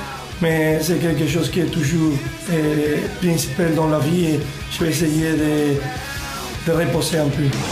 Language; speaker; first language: French; non-native, fluent; Spanish